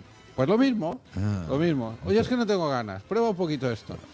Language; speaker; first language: Spanish; native; Spanish